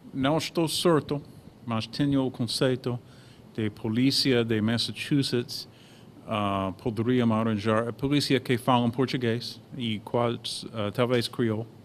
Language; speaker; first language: Portuguese; non-native, fluent; English